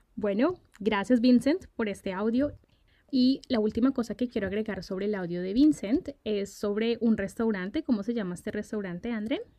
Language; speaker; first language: Spanish; native; Spanish